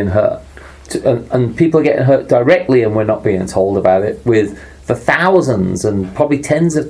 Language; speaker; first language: English; native; English